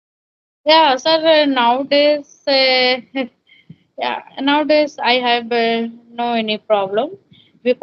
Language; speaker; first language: English; non-native, learner; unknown